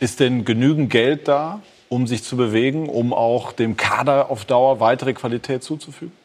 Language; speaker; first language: German; native; German